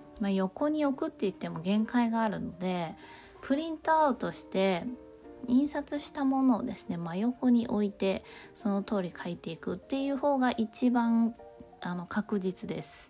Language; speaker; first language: Japanese; native; Japanese